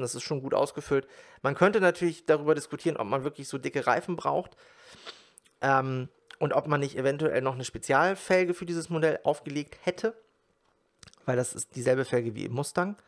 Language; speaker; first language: German; native; German